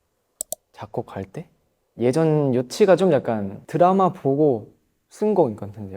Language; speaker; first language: Korean; non-native, fluent; Thai